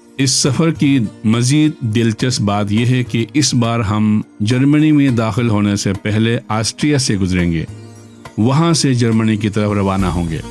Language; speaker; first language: Urdu; non-native, local second language; Balti